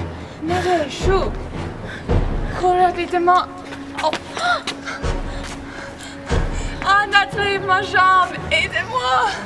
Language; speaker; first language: French; non-native, learner; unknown